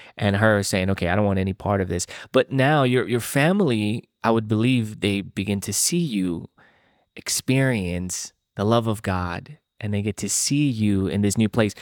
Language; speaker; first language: English; native; English